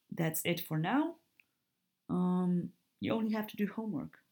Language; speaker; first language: English; non-native, fluent; Slovenian